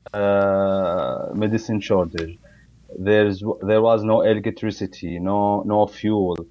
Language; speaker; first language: English; non-native, learner; Arabic